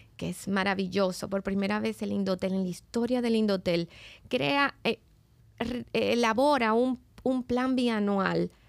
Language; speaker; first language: Spanish; native; Spanish